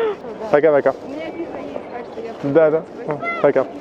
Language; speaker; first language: Russian; non-native, learner; French